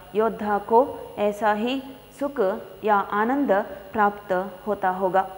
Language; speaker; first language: Hindi; non-native, local second language; Kannada